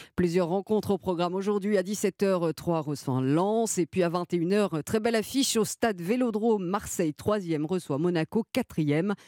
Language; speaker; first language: French; native; French